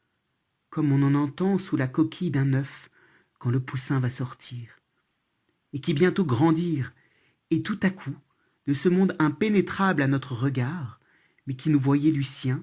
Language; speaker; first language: French; native; French